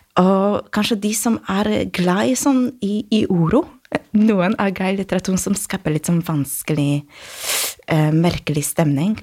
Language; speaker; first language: Norwegian; non-native, fluent; Polish